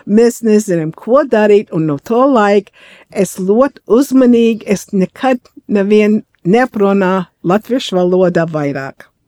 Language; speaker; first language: Latvian; early bilingual, heritage; Latvian